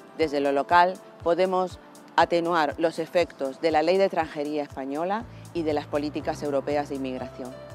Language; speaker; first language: Spanish; native; Spanish